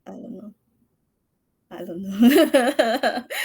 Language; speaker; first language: English; non-native, learner; Japanese